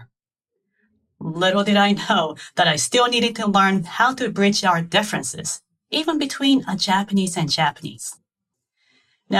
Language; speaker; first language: English; non-native, fluent; Japanese